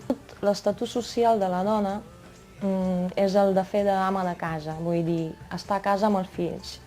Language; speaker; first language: Catalan; non-native, fluent; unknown